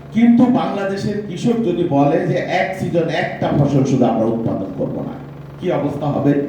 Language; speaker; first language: Bangla; native; Bangla